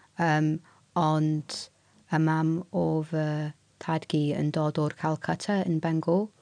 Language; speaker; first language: Welsh; non-native, local second language; English